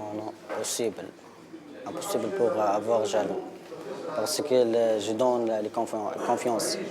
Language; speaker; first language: French; non-native, learner; Arabic